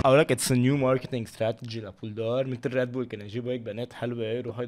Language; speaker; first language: Arabic; native; Arabic